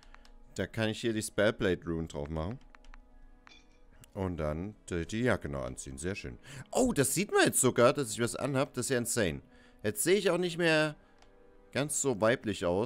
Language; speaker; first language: German; native; German